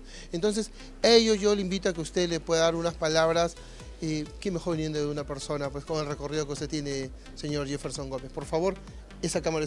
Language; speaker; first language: Spanish; native; Spanish